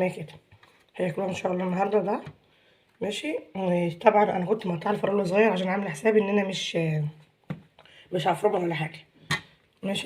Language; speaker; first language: Arabic; native; Arabic